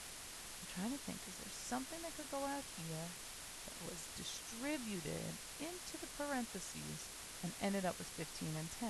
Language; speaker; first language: English; native; English